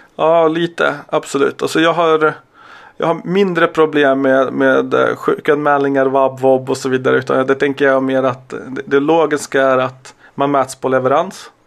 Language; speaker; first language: Swedish; early bilingual, other home language; Serbian